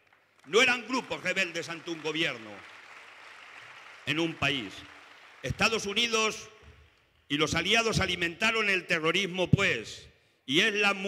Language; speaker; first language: Spanish; native; Spanish